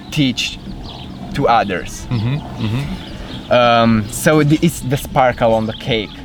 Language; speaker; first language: English; non-native, fluent; Romanian